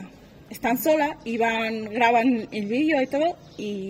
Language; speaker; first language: Spanish; non-native, learner; Persian